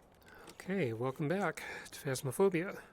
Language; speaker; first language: English; native; English